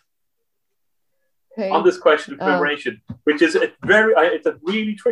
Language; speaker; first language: English; native; English